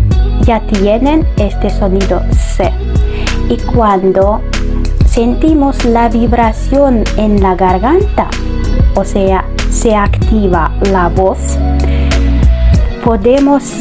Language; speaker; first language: Spanish; non-native, fluent; Russian